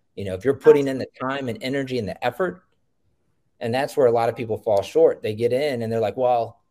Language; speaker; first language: English; native; English